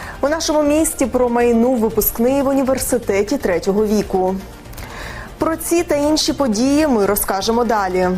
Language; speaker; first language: Ukrainian; native; Ukrainian